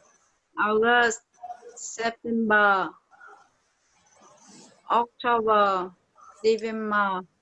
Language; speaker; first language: English; non-native, learner; Vietnamese